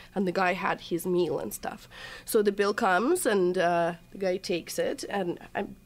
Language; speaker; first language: English; non-native, fluent; Russian